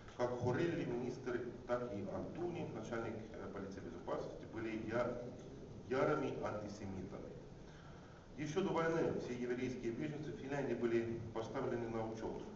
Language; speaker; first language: Russian; non-native, fluent; Finnish